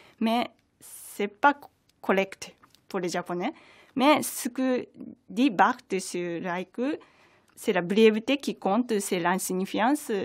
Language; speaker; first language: French; non-native, fluent; Japanese